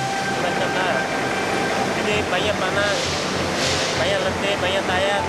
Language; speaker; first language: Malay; non-native, learner; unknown